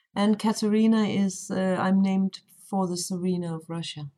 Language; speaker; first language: English; non-native, fluent; Danish